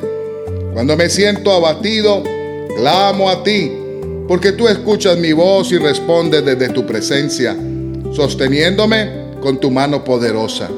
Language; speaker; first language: Spanish; native; Spanish